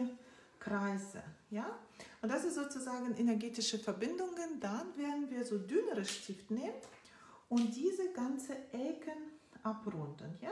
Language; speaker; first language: German; non-native, fluent; Russian